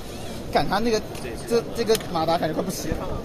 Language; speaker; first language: Chinese; native; Chinese